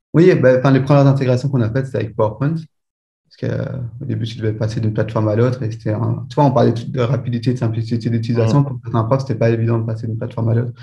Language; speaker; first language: French; native; French